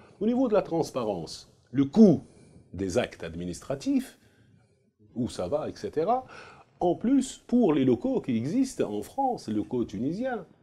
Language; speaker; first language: French; non-native, local second language; Arabic